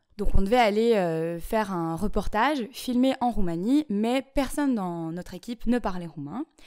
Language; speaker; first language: French; native; French